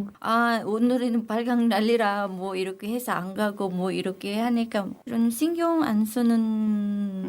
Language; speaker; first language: Korean; non-native, learner; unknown